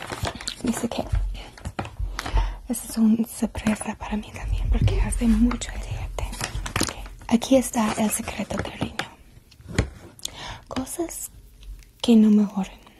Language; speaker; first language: Spanish; non-native, learner; English